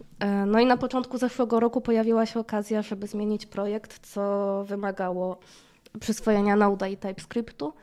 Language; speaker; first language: Polish; native; Polish